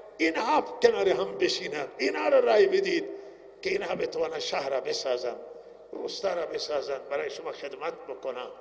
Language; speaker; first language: Persian; non-native, local second language; Baluchi